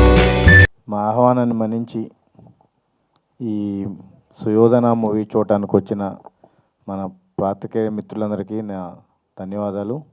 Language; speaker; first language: Telugu; native; Telugu